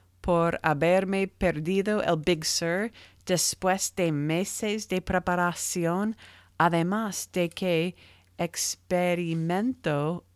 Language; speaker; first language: Spanish; non-native, learner; English